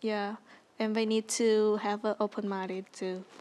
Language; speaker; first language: English; non-native, learner; Vietnamese